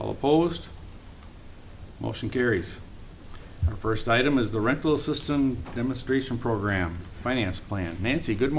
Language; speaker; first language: English; native; English